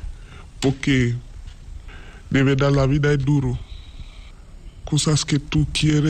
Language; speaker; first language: Spanish; non-native, learner; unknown